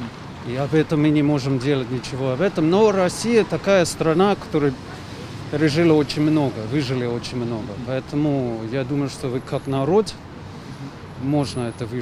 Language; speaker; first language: Russian; non-native, fluent; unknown